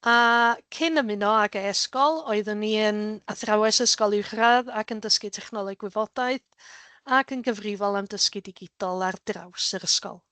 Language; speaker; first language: Welsh; native; Welsh